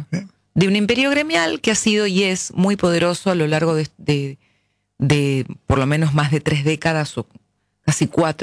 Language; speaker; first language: Spanish; native; Spanish